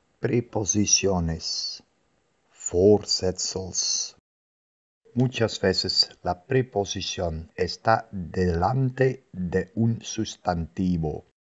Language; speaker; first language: Spanish; non-native, fluent; Dutch